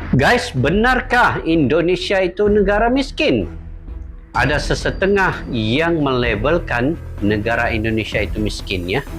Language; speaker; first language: Malay; native; Malay